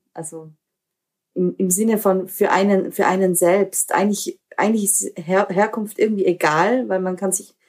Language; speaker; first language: German; native; German